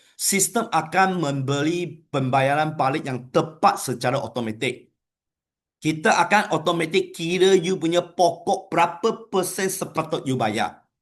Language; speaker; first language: Malay; non-native, local second language; Chinese